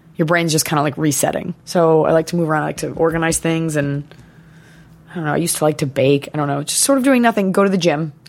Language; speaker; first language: English; native; English